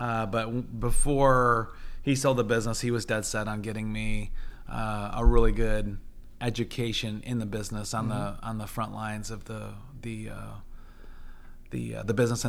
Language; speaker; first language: English; native; English